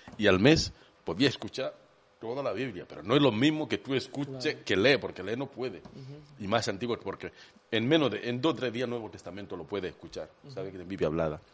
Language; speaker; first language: Spanish; non-native, fluent; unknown